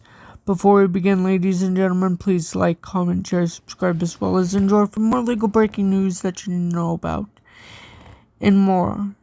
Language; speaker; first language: English; native; English